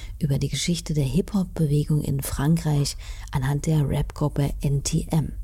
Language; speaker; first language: German; native; German